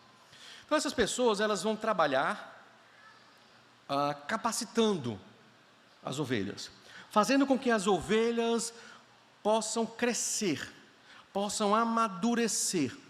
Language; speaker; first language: Portuguese; native; Portuguese